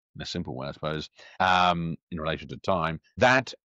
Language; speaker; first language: English; native; English